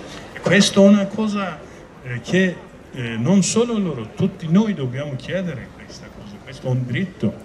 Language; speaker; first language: Italian; non-native, learner; Kurdish